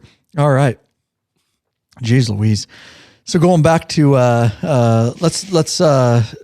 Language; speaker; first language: English; native; English